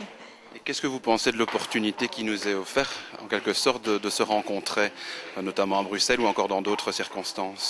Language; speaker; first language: French; native; French